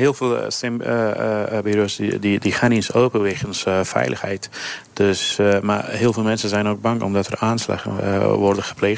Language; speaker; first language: Dutch; non-native, fluent; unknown